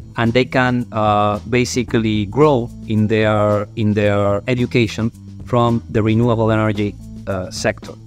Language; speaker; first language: English; non-native, fluent; Spanish